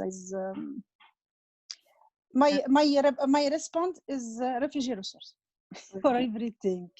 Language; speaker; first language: English; non-native, learner; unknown